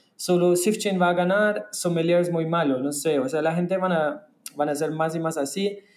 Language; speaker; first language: Spanish; non-native, fluent; German